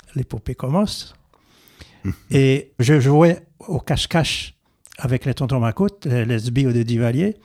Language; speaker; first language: French; non-native, local second language; Haitian Creole